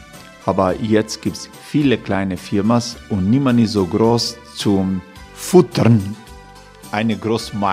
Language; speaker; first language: German; non-native, learner; Croatian